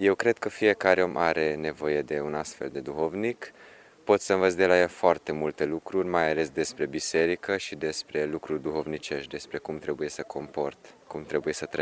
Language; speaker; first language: Romanian; early bilingual, heritage; Romanian